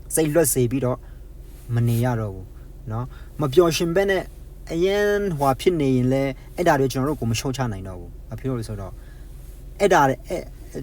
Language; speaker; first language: Burmese; non-native, local second language; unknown